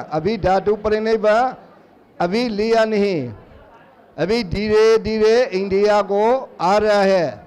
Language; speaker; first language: Hindi; non-native, learner; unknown